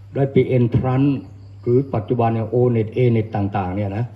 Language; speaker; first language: Thai; non-native, local second language; Northern Khmer